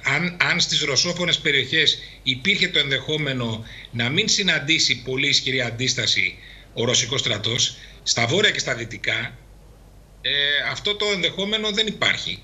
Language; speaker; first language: Greek; native; Greek